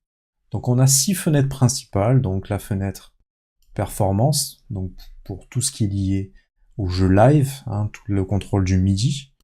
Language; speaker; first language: French; native; French